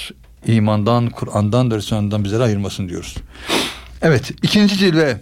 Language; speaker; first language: Turkish; native; Turkish